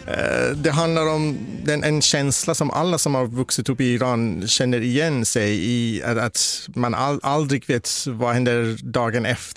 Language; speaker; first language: Swedish; non-native, fluent; Persian